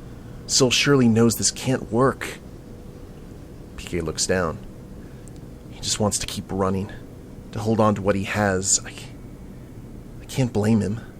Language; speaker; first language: English; native; English